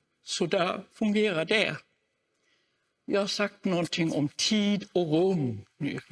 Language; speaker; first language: Swedish; non-native, fluent; German